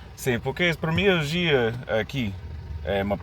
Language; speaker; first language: Portuguese; non-native, learner; English